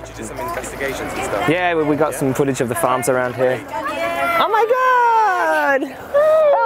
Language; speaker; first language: English; native; English